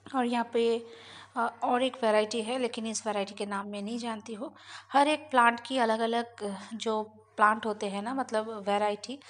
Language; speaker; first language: Hindi; non-native, local second language; Bangla